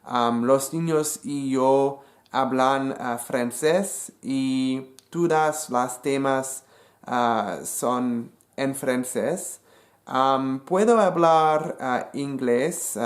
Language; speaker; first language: Spanish; non-native, learner; English